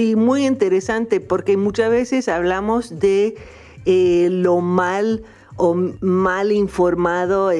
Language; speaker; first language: Spanish; non-native, fluent; English